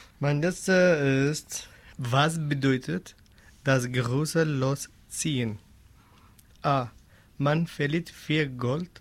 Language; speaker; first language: German; non-native, learner; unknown